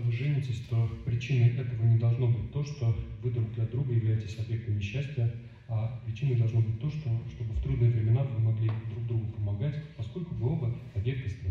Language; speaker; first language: Russian; native; Russian